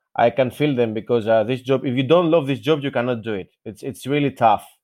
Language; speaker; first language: English; non-native, fluent; Greek